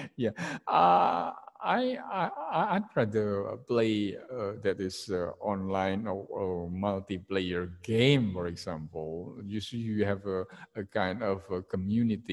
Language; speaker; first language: English; non-native, fluent; Indonesian